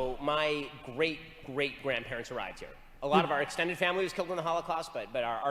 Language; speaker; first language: English; native; English